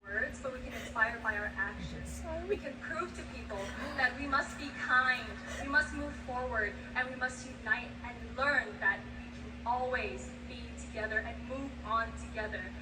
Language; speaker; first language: English; non-native, fluent; Thai